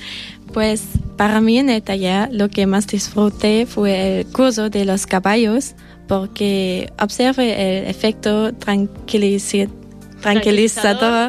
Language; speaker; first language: Spanish; non-native, fluent; German